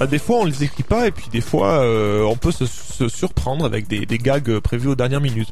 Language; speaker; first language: French; native; French